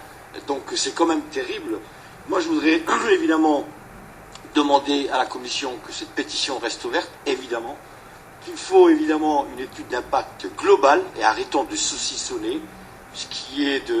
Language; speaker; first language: French; native; French